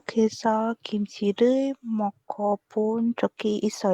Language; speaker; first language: Korean; non-native, learner; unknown